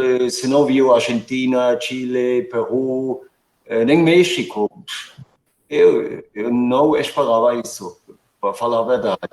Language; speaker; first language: Portuguese; non-native, fluent; German